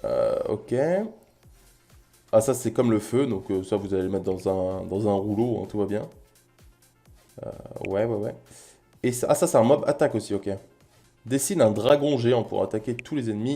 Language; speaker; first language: French; native; French